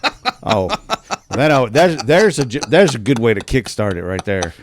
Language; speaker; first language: English; native; English